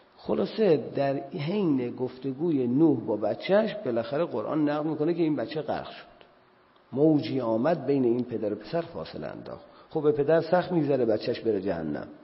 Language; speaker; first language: Persian; native; Persian